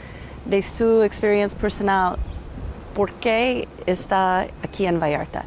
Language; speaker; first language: Spanish; non-native, learner; English